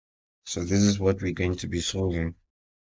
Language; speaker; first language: English; non-native, local second language; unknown